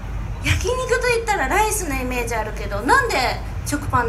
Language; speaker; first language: Japanese; native; Japanese